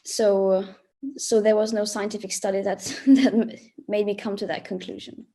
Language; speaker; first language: English; non-native, fluent; Swedish